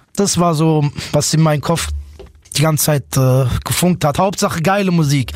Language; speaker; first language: German; native; German